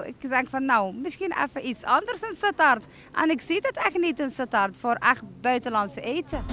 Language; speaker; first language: Dutch; non-native, fluent; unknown